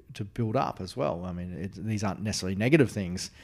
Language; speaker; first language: English; native; English